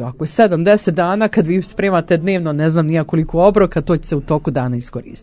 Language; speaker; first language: Croatian; native; Croatian